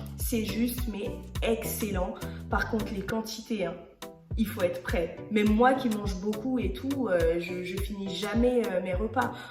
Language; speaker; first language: French; early bilingual, other home language; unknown